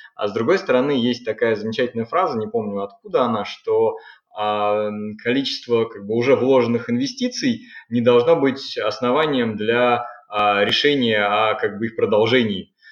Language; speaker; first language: Russian; native; Russian